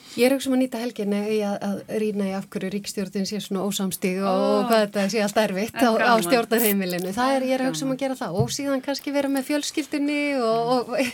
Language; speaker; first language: Icelandic; native; Icelandic